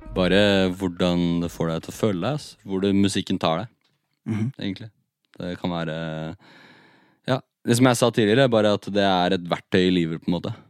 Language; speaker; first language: Norwegian; native; Norwegian